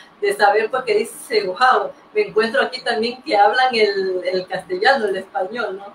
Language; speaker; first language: Spanish; native; Spanish